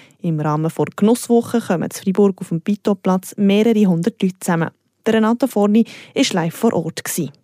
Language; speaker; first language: German; native; German